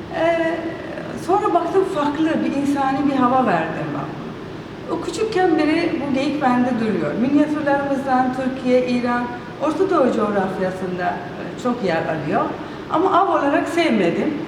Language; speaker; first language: Turkish; non-native, fluent; Persian